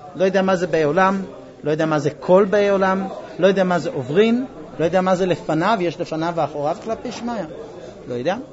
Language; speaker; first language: Hebrew; non-native, fluent; English